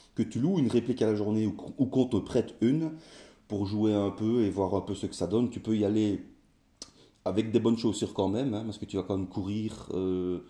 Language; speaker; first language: French; native; French